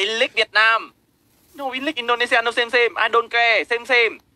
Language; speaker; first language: English; non-native, learner; Vietnamese